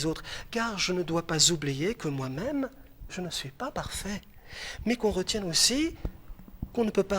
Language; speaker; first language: French; non-native, local second language; Arabic